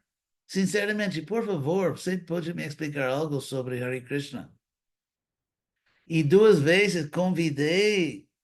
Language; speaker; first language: Portuguese; non-native, fluent; English